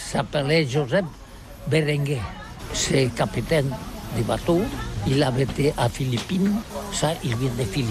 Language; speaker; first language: French; non-native, learner; Catalan